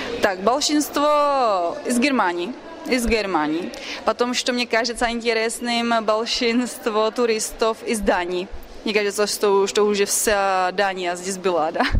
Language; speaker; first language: Russian; non-native, fluent; Czech